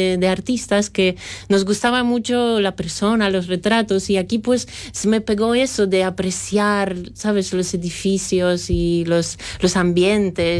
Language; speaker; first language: Spanish; non-native, fluent; Polish